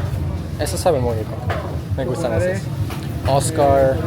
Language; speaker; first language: Spanish; non-native, learner; English